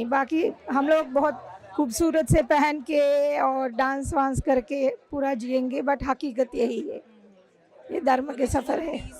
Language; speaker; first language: Hindi; non-native, local second language; Sinhala